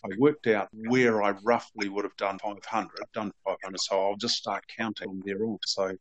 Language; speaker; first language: English; native; English